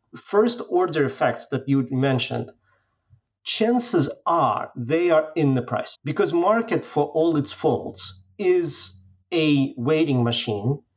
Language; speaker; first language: English; non-native, fluent; Russian